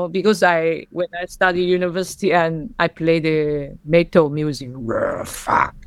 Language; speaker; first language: English; non-native, learner; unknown